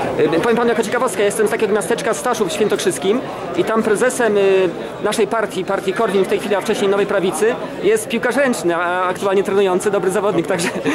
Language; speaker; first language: Polish; native; Polish